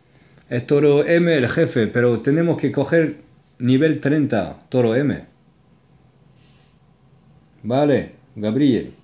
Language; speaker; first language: Spanish; non-native, learner; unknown